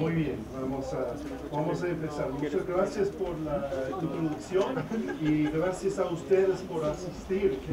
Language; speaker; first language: Spanish; non-native, fluent; English